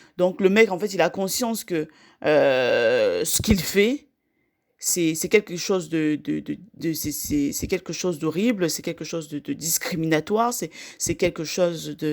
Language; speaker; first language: French; native; French